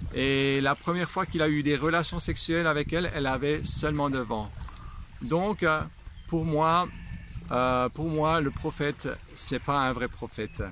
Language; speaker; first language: French; native; French